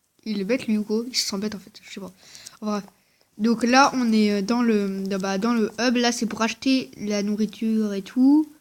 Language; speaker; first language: French; native; French